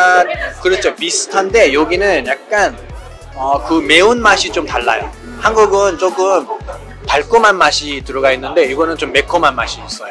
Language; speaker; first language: Korean; non-native, fluent; Nepali